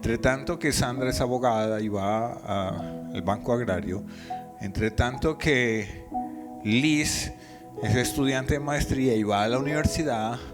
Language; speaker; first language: Spanish; native; Spanish